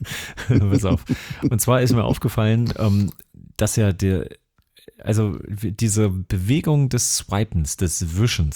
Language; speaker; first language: German; native; German